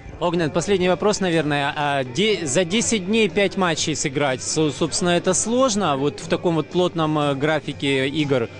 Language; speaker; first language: Russian; native; Russian